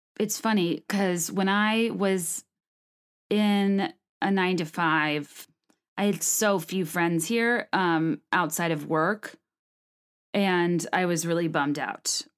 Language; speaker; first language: English; native; English